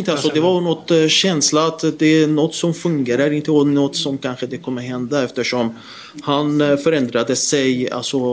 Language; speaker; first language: Swedish; non-native, fluent; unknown